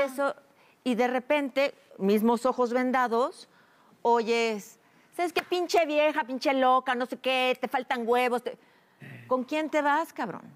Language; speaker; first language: Spanish; native; Spanish